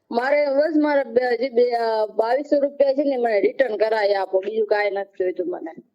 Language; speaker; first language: Gujarati; native; Gujarati